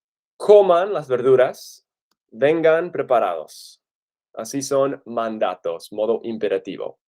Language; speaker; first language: Spanish; non-native, fluent; English